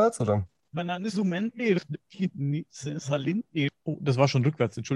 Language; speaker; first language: German; native; German